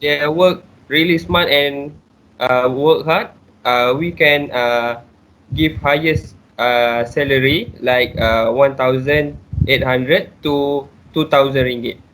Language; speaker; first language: English; non-native, local second language; Malay